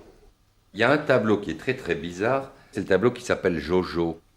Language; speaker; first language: French; native; French